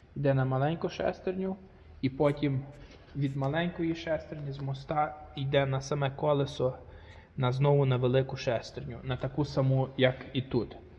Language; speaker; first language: Ukrainian; native; Ukrainian